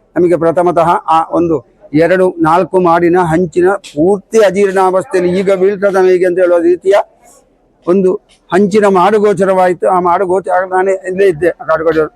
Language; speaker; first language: Kannada; native; Kannada